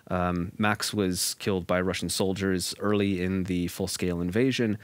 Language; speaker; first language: English; native; English